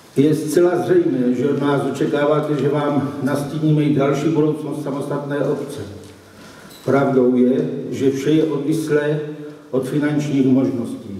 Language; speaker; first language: Czech; native; Czech